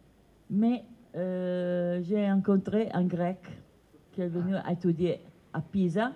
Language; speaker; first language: French; non-native, fluent; Italian